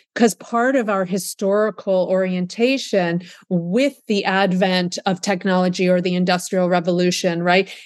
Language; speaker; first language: English; early bilingual, other home language; Russian